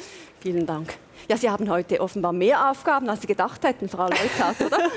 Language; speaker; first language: German; native; German